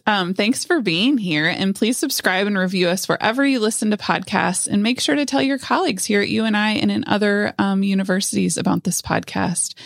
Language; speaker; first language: English; native; English